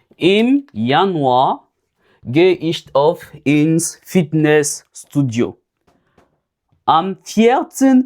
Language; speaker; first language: German; non-native, fluent; French